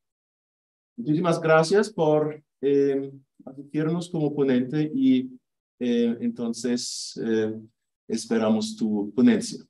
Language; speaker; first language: Spanish; non-native, fluent; German